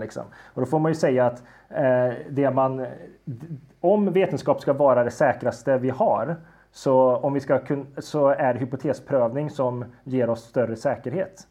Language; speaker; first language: Swedish; native; Swedish